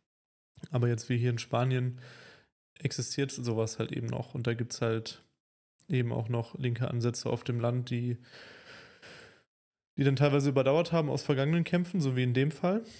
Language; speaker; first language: German; native; German